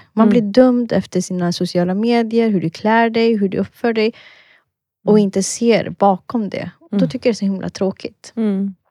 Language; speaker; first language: Swedish; early bilingual, other home language; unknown